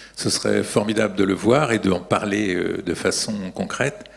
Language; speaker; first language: French; native; French